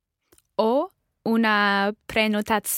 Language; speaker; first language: Italian; non-native, learner; English